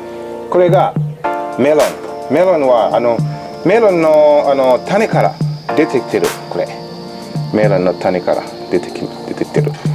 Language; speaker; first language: Japanese; non-native, learner; Swahili